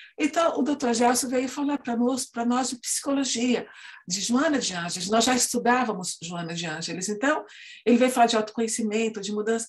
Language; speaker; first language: Portuguese; native; Portuguese